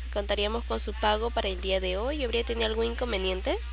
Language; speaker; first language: Spanish; native; Spanish